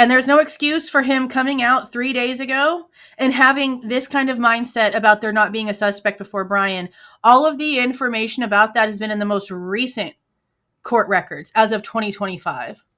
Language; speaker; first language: English; native; English